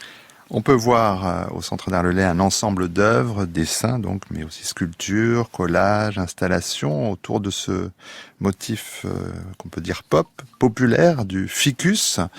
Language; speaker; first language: French; native; French